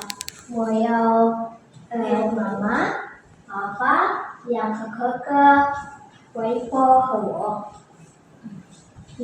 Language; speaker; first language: Chinese; non-native, learner; Indonesian